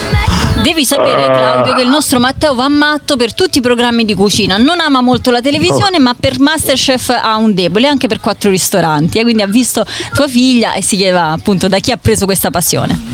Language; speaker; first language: Italian; native; Italian